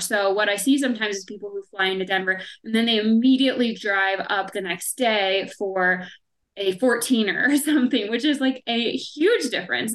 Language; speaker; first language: English; native; English